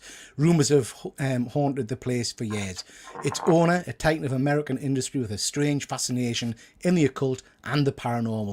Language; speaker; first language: English; native; English